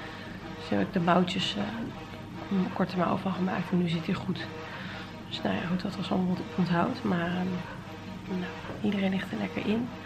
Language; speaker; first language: Dutch; native; Dutch